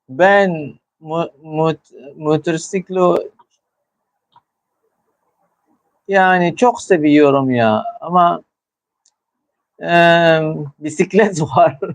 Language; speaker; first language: Turkish; non-native, learner; Filipino